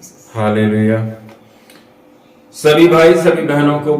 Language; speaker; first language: Hindi; native; Hindi